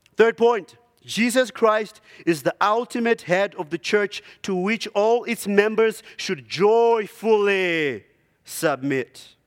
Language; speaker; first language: English; non-native, local second language; Shona